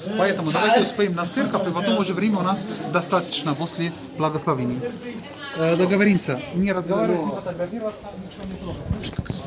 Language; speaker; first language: Russian; non-native, learner; Arabic